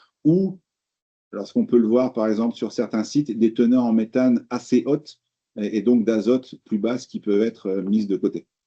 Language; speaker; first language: French; native; French